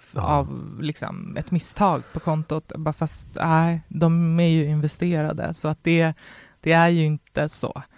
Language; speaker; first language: Swedish; native; Swedish